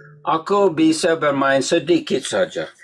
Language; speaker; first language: Indonesian; non-native, learner; English